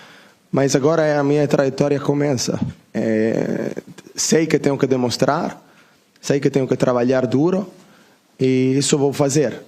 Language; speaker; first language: Portuguese; non-native, learner; Italian